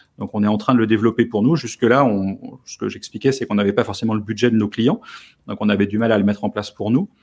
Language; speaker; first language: French; native; French